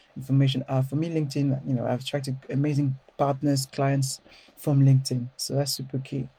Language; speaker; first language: English; non-native, fluent; French